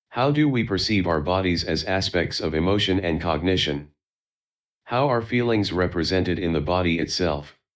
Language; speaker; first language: English; non-native, fluent; Chinese